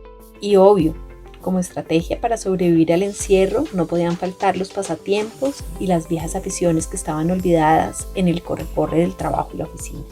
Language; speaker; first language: Spanish; native; Spanish